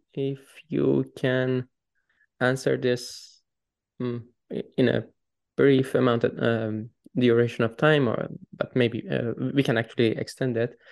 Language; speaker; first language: English; non-native, fluent; Persian